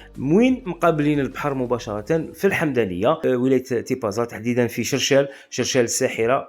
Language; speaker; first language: Arabic; native; Arabic